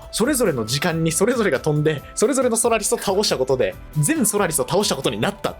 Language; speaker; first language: Japanese; native; Japanese